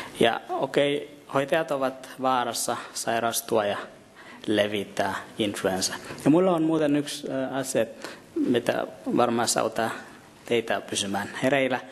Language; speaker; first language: Finnish; non-native, fluent; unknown